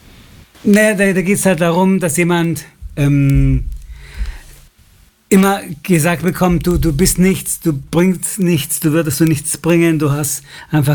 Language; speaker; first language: German; native; German